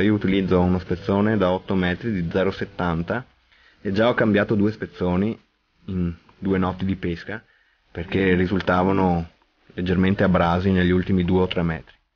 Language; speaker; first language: Italian; native; Italian